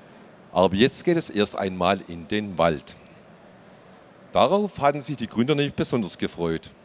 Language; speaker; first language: German; native; German